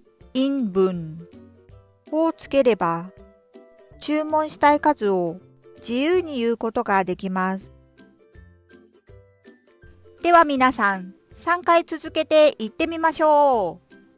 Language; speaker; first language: Japanese; non-native, fluent; Korean